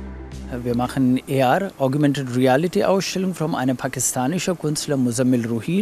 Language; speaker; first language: German; non-native, fluent; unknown